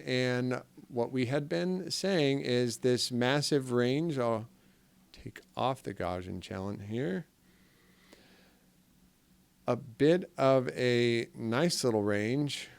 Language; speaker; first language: English; native; English